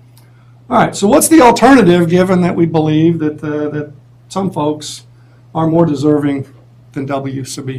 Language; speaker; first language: English; native; English